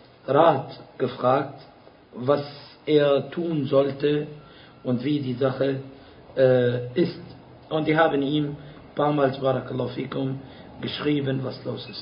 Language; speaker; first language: German; non-native, fluent; Arabic